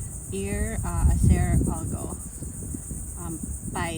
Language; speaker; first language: Spanish; non-native, learner; Lao